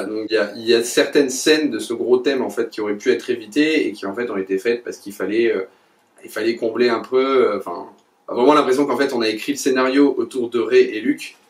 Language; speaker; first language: French; native; French